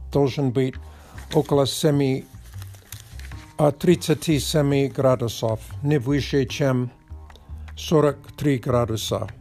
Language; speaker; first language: Russian; non-native, learner; English